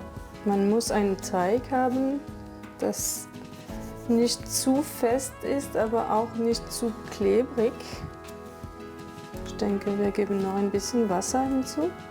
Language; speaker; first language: German; non-native, fluent; French